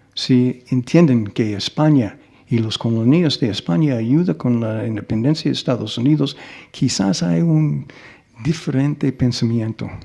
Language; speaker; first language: Spanish; non-native, fluent; English